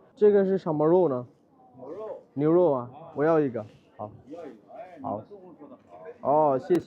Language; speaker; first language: Chinese; non-native, fluent; Bangla